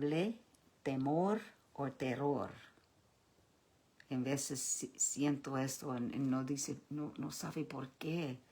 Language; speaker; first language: Spanish; early bilingual, heritage; Spanish